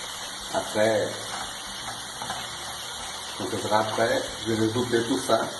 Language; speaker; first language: French; non-native, learner; Portuguese